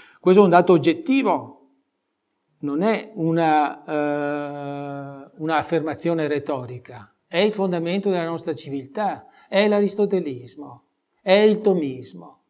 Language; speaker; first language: Italian; native; Italian